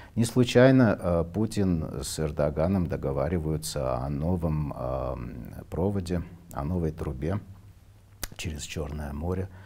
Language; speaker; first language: Russian; non-native, local second language; Armenian